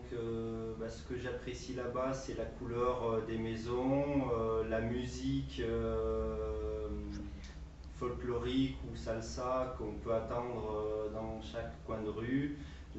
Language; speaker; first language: French; native; French